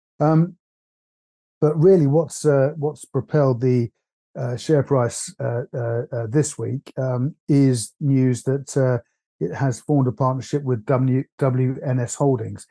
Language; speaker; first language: English; native; English